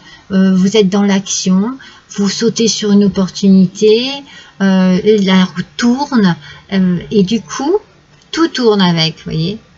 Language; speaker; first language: French; native; French